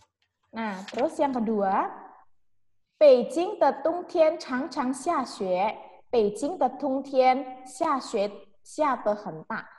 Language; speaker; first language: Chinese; non-native, fluent; Indonesian